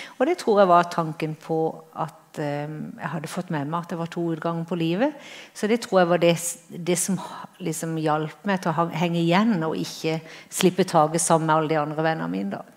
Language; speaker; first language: Norwegian; native; Norwegian